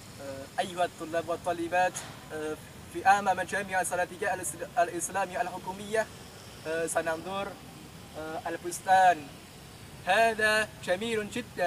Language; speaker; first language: Arabic; non-native, learner; Indonesian